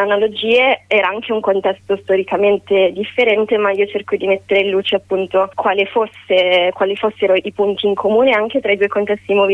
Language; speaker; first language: Italian; native; Italian